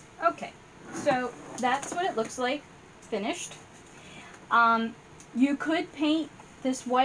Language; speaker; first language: English; native; English